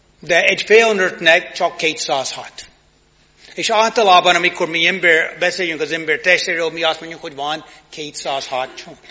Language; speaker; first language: Hungarian; non-native, learner; English